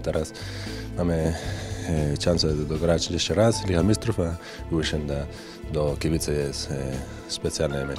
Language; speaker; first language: Polish; non-native, learner; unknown